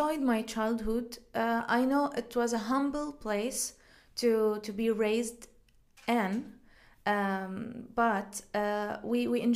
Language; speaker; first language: English; non-native, fluent; Arabic